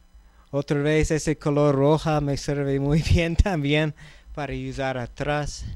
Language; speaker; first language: Spanish; non-native, learner; English